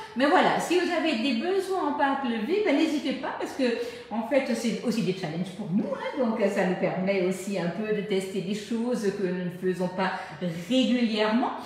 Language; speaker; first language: French; native; French